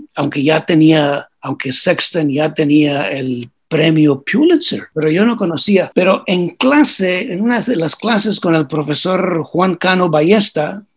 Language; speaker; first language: Spanish; early bilingual, heritage; Spanish